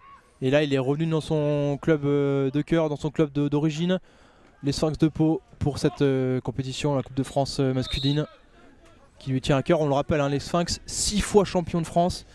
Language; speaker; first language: French; native; French